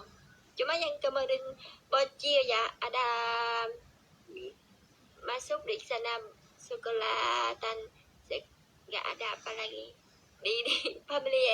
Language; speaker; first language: Indonesian; non-native, learner; Vietnamese